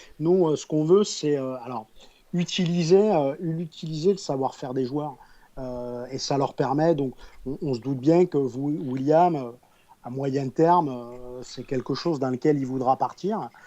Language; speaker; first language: French; native; French